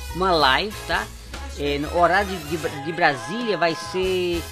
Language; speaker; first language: Portuguese; native; Portuguese